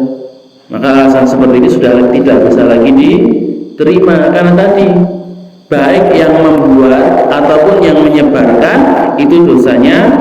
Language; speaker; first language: Indonesian; non-native, local second language; Javanese